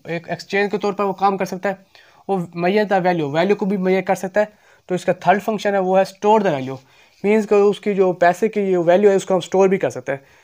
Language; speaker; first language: Urdu; non-native, local second language; Punjabi